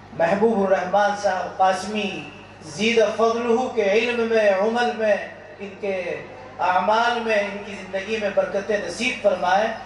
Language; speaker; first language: Urdu; native; Urdu